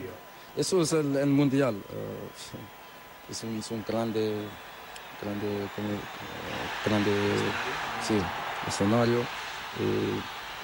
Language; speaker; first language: Spanish; non-native, learner; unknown